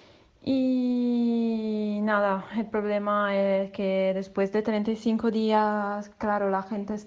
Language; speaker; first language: Spanish; non-native, fluent; Italian